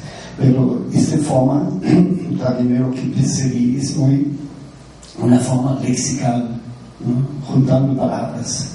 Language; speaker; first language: Spanish; non-native, fluent; German